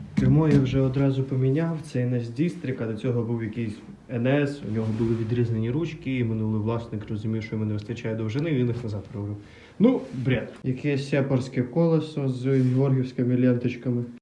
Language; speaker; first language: Ukrainian; non-native, local second language; Russian